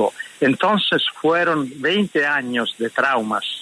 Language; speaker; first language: Spanish; non-native, fluent; Italian